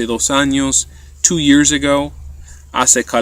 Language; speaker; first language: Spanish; non-native, fluent; English